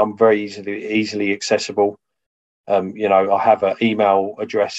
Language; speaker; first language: English; native; English